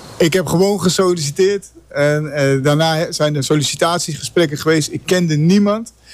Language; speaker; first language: Dutch; native; Dutch